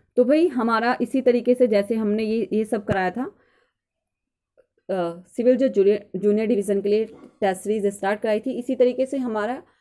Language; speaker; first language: Hindi; native; Hindi